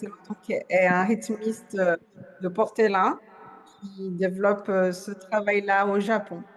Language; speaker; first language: French; non-native, fluent; Portuguese